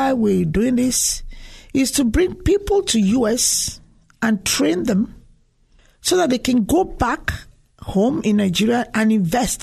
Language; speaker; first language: English; non-native, local second language; Yoruba